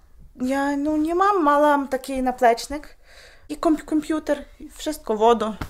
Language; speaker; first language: Polish; non-native, learner; Ukrainian